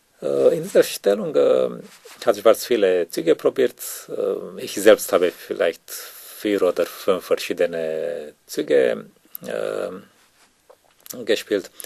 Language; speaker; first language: German; non-native, learner; Romanian